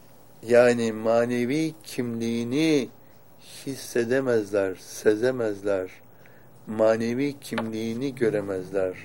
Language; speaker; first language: Turkish; native; Turkish